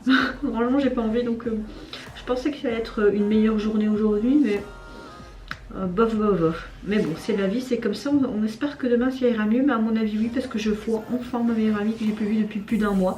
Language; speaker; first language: French; native; French